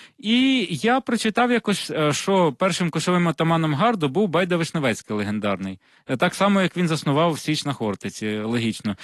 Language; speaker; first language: Ukrainian; non-native, local second language; Russian